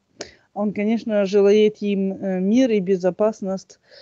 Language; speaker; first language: Russian; non-native, fluent; French